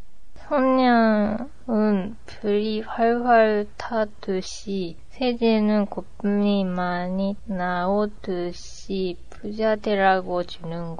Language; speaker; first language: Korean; non-native, learner; Japanese